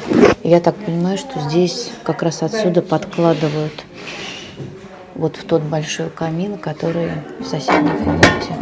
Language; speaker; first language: Russian; native; Russian